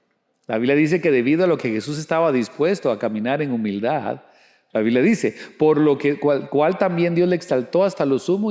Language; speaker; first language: Spanish; native; Spanish